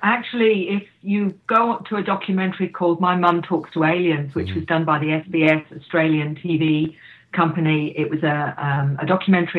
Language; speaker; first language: English; native; English